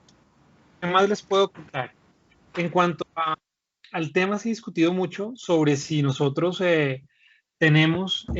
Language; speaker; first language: Spanish; native; Spanish